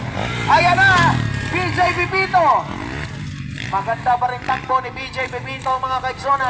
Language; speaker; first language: Filipino; non-native, local second language; Cebuano